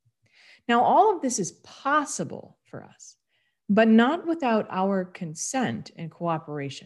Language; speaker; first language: English; native; English